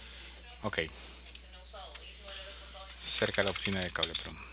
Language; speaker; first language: Spanish; native; Spanish